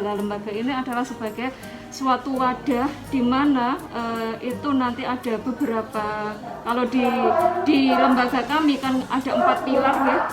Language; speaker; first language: Indonesian; native; Indonesian